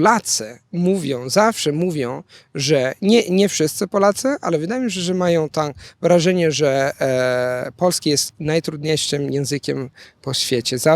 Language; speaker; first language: Polish; non-native, fluent; Italian